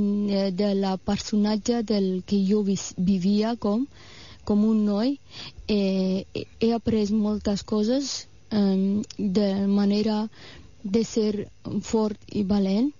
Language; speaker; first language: Catalan; non-native, fluent; Persian